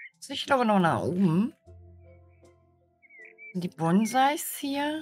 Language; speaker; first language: German; native; German